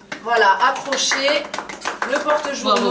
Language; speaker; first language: French; native; French